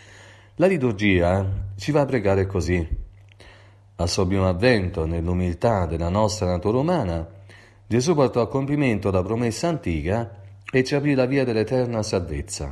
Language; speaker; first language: Italian; native; Italian